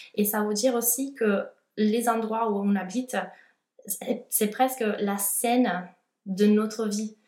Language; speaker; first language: French; non-native, fluent; Italian